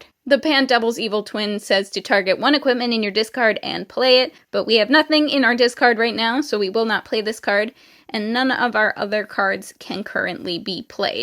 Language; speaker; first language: English; native; English